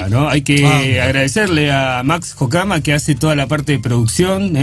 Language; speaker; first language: Spanish; native; Spanish